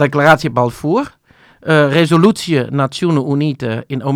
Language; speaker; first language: Romanian; non-native, learner; Dutch